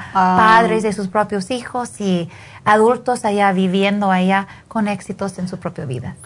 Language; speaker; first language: Spanish; non-native, fluent; English